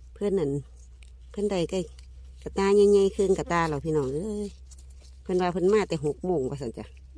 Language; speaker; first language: Thai; native; Thai